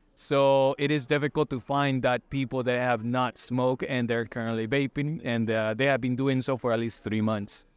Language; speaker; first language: English; non-native, fluent; Spanish